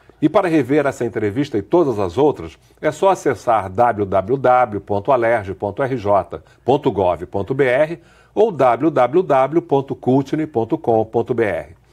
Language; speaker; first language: Portuguese; native; Portuguese